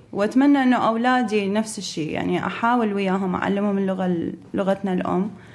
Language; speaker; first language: Arabic; early bilingual, heritage; Arabic